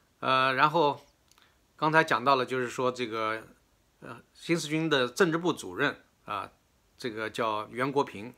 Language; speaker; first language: Chinese; native; Chinese